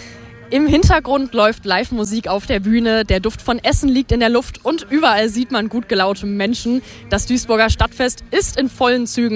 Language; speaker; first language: German; native; German